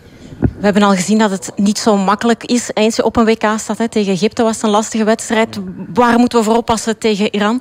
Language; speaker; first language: Dutch; native; Dutch